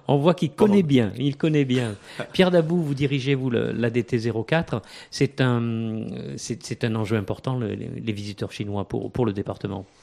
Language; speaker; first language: French; native; French